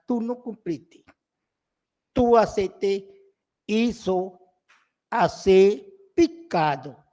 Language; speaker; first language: Spanish; non-native, local second language; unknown